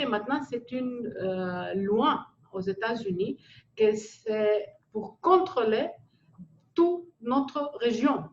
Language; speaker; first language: French; non-native, fluent; Greek